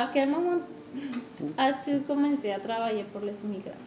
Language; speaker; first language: French; non-native, learner; Spanish